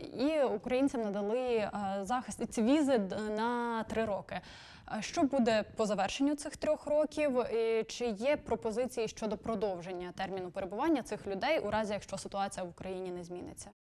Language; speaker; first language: Ukrainian; native; Ukrainian